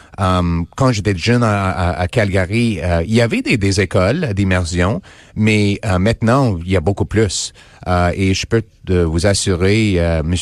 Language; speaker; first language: French; non-native, local second language; English